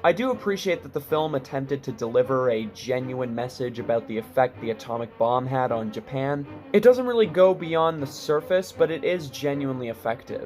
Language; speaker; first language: English; native; English